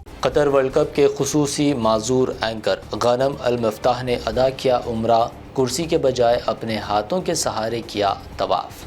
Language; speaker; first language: Urdu; native; Urdu